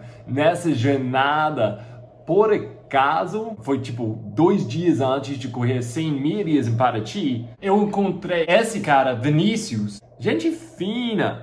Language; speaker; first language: Portuguese; non-native, fluent; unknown